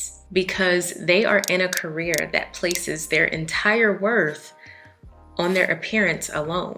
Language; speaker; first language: English; native; English